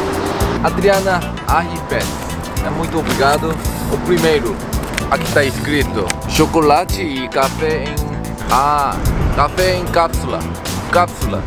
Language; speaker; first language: Portuguese; non-native, learner; Korean